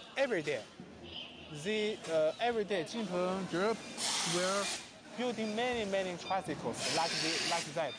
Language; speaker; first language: English; non-native, learner; Chinese